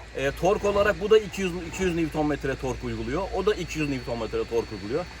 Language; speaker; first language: Turkish; early bilingual, heritage; Turkish